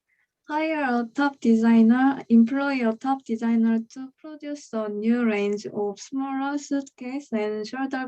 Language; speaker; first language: English; non-native, learner; Korean